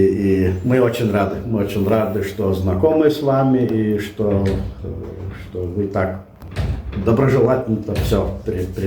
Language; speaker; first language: Russian; non-native, learner; Lithuanian